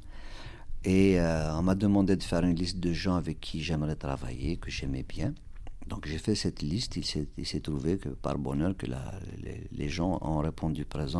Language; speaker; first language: French; non-native, local second language; Kabyle